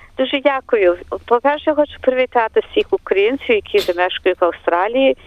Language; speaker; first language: Ukrainian; early bilingual, heritage; Ukrainian